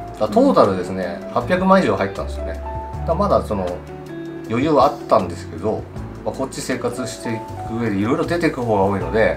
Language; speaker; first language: Japanese; native; Japanese